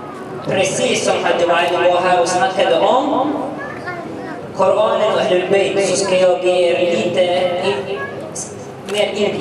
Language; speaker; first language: Swedish; early bilingual, other home language; Arabic